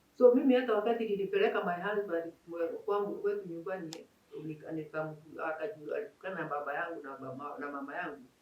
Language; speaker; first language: Swahili; non-native, local second language; Kikuyu